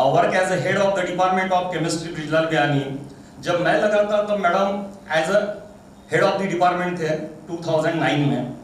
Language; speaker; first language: Hindi; non-native, local second language; Marathi